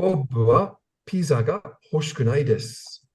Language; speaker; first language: Japanese; non-native, learner; English